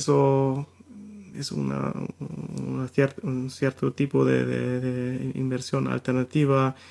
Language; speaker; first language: Spanish; non-native, fluent; German